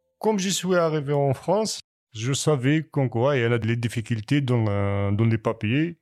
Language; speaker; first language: French; non-native, learner; Kabyle